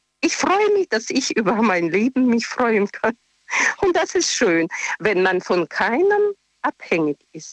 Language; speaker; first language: German; non-native, learner; Russian